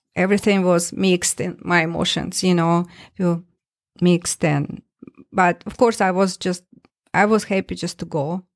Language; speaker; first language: English; non-native, learner; Russian